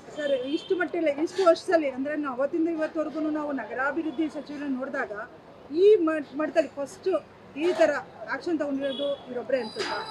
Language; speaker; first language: Kannada; native; Kannada